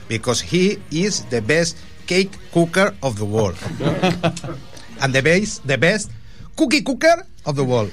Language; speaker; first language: English; non-native, learner; Spanish